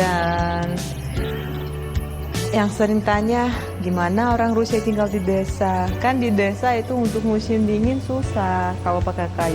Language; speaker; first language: Indonesian; non-native, fluent; Russian